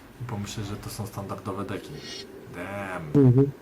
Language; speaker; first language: Polish; native; Polish